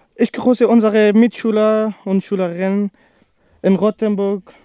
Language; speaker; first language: German; non-native, learner; Persian